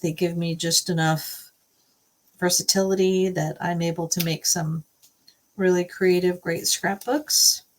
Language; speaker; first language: English; native; English